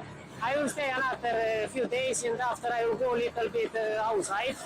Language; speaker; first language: English; non-native, learner; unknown